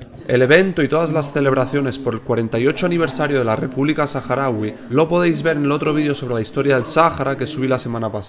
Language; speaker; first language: Spanish; native; Spanish